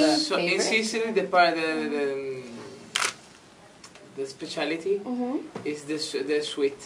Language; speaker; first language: English; non-native, learner; Italian